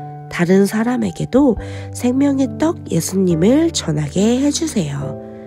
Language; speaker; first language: Korean; native; Korean